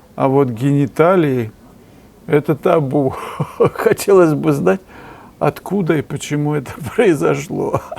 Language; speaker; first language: Russian; native; Russian